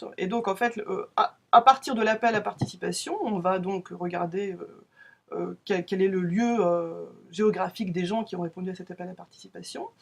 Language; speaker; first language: French; native; French